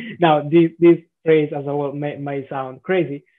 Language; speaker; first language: English; non-native, fluent; Italian